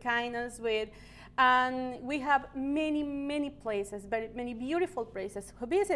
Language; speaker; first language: English; non-native, learner; Spanish